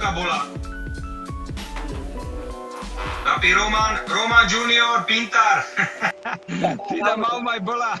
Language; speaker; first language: Indonesian; non-native, learner; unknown